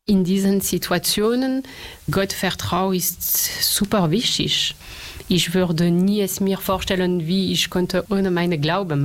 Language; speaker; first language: German; non-native, fluent; French